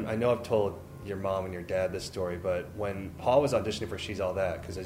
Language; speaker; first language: English; native; English